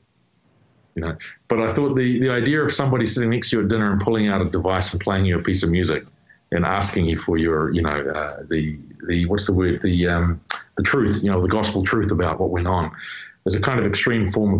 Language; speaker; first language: English; native; English